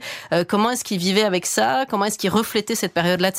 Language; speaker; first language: French; native; French